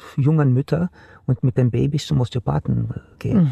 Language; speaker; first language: German; non-native, fluent; Romanian